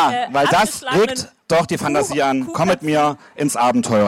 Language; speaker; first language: German; native; German